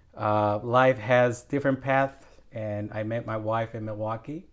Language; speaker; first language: English; non-native, fluent; Spanish